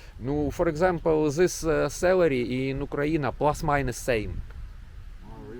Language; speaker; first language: English; non-native, learner; Ukrainian